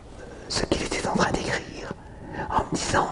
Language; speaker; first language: French; native; French